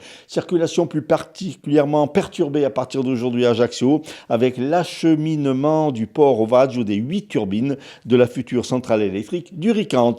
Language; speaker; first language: French; native; French